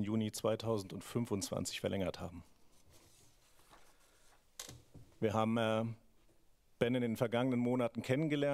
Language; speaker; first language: German; native; German